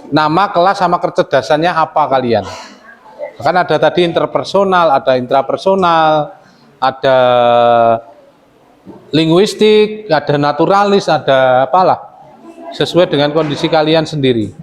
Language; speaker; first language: Indonesian; native; Indonesian